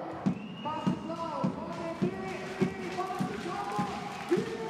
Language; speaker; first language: German; native; German